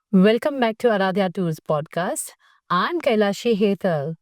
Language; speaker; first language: English; non-native, local second language; Gujarati